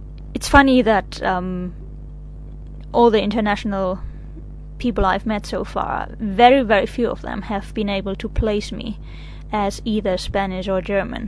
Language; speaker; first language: English; non-native, fluent; Catalan